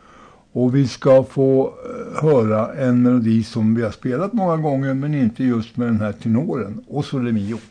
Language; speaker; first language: Swedish; native; Swedish